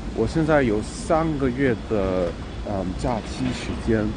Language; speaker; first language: Chinese; non-native, fluent; English